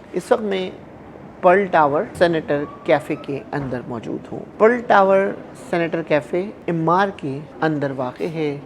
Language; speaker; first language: Urdu; native; Urdu